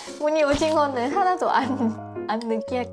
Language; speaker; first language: Korean; non-native, fluent; Lao